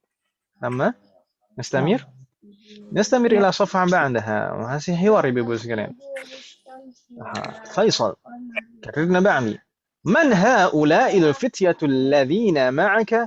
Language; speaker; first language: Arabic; non-native, fluent; Indonesian